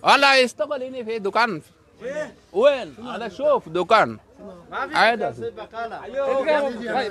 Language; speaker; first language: Arabic; non-native, learner; Bangla